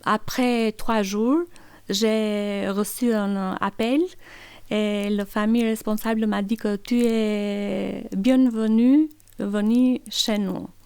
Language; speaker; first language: French; non-native, learner; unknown